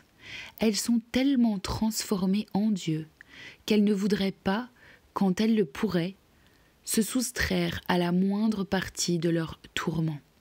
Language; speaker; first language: French; native; French